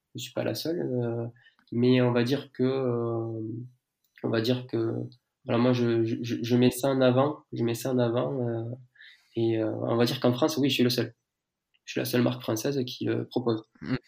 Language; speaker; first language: French; native; French